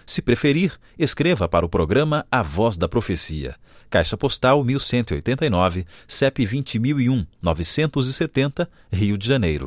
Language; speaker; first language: Portuguese; native; Portuguese